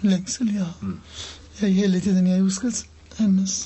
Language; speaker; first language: Norwegian; non-native, learner; Persian